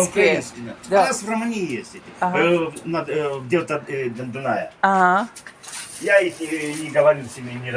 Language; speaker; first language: Russian; early bilingual, heritage; Russian